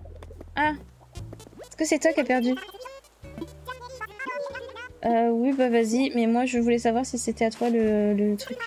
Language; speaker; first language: French; native; French